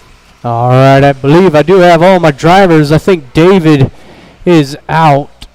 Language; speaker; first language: English; native; English